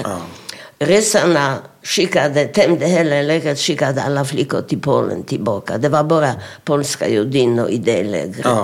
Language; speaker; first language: Swedish; non-native, fluent; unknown